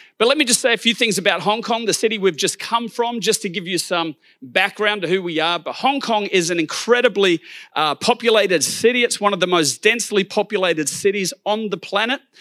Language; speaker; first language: English; native; English